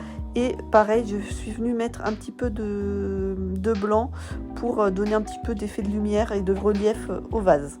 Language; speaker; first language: French; native; French